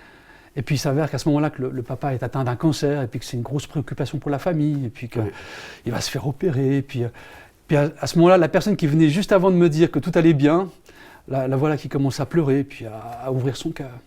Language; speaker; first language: French; native; French